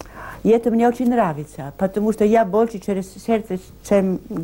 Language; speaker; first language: Russian; non-native, learner; Italian